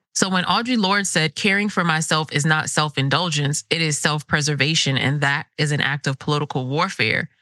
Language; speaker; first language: English; early bilingual, other home language; Krio